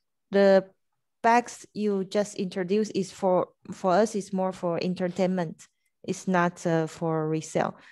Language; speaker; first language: English; non-native, fluent; French